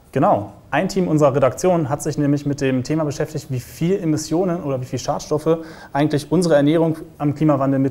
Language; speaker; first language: German; native; German